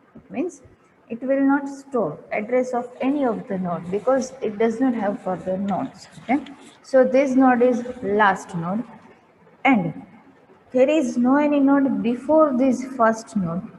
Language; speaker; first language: English; non-native, local second language; Gujarati